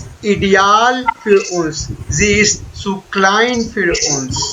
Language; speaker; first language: German; non-native, fluent; Hindi